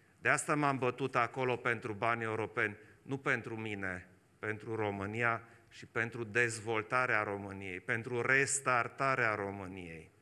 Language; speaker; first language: Romanian; non-native, local second language; German